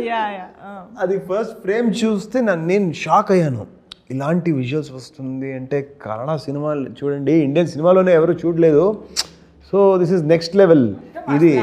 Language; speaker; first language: Telugu; non-native, learner; Kannada